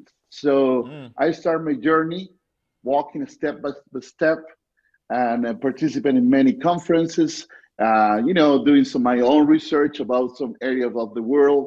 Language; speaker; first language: English; non-native, fluent; Spanish